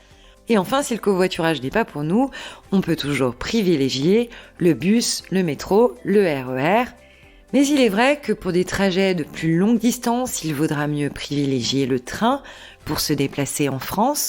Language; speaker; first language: French; native; French